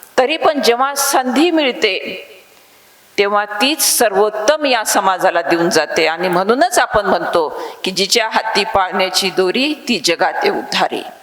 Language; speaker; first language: Marathi; native; Marathi